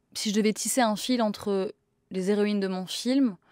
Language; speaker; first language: French; native; French